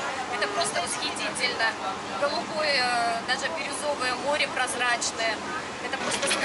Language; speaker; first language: Russian; native; Russian